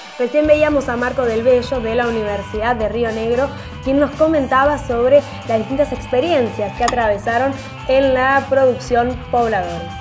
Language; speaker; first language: Spanish; native; Spanish